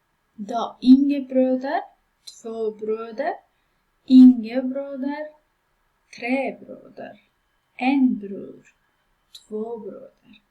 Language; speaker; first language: Swedish; non-native, fluent; Pashto